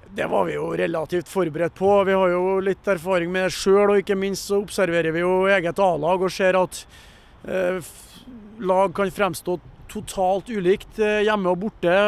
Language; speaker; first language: Norwegian; native; Norwegian